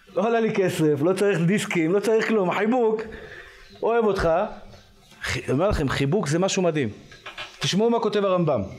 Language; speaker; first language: Hebrew; native; Hebrew